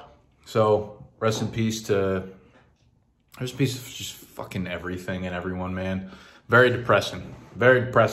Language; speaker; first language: English; native; English